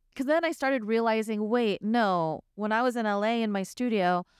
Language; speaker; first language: English; native; English